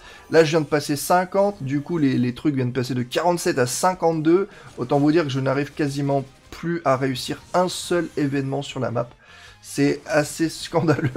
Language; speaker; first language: French; native; French